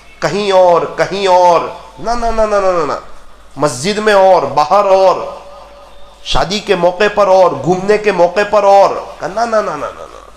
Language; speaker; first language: Urdu; non-native, local second language; Gujarati